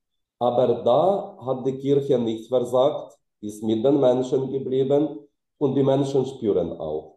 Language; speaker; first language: German; non-native, fluent; Ukrainian